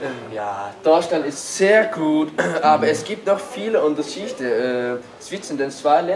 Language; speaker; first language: German; non-native, learner; Danish